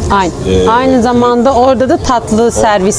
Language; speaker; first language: Turkish; early bilingual, heritage; Turkish